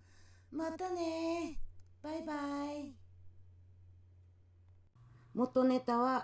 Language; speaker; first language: Japanese; native; Japanese